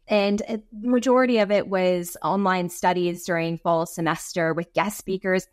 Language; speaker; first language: English; native; English